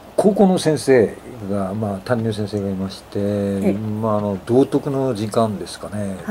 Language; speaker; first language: Japanese; native; Japanese